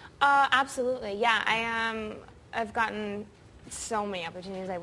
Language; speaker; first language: English; native; English